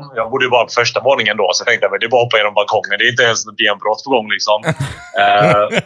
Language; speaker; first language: Swedish; early bilingual, heritage; Bosnian